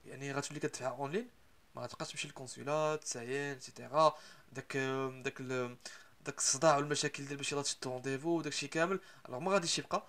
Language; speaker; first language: French; non-native, local second language; Arabic